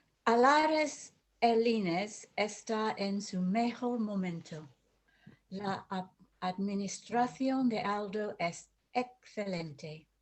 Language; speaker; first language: Spanish; non-native, learner; English